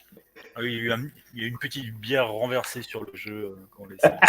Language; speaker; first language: French; native; French